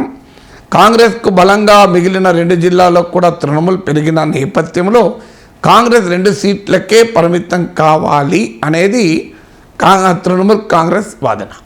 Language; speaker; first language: Telugu; native; Telugu